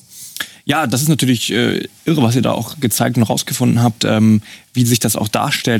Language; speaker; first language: German; native; German